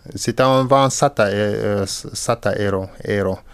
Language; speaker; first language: Finnish; non-native, learner; French